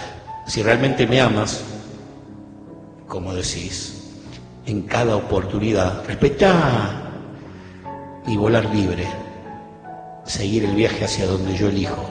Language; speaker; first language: Spanish; native; Spanish